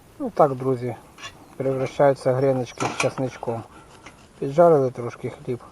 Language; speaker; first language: Ukrainian; native; Ukrainian